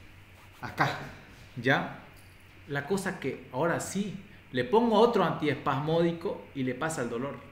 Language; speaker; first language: Spanish; native; Spanish